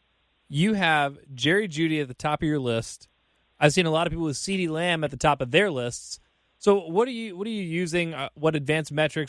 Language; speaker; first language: English; native; English